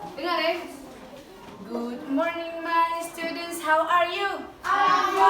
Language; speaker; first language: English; non-native, learner; Indonesian